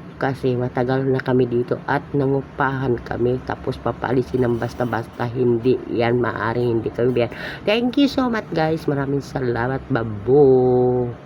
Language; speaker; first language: Filipino; non-native, local second language; Hiligaynon